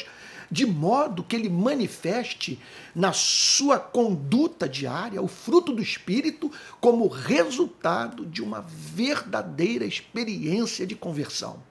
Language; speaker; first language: Portuguese; native; Portuguese